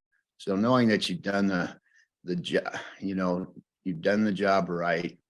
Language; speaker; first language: English; native; English